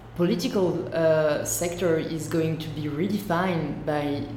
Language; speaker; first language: English; non-native, fluent; French